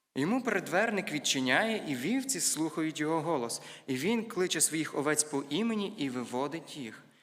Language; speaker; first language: Ukrainian; native; Ukrainian